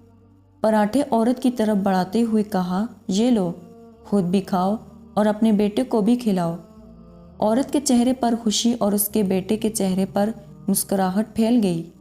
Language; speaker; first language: Urdu; native; Urdu